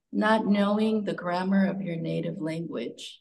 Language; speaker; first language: English; early bilingual, other home language; Korean